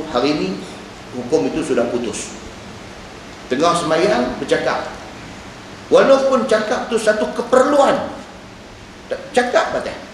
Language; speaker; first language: Malay; native; Malay